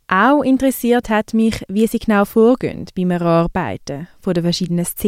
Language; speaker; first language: German; native; German